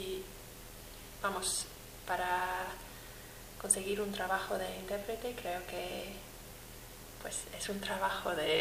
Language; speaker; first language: Spanish; non-native, fluent; English